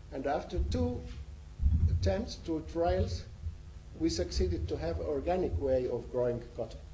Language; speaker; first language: English; non-native, fluent; Arabic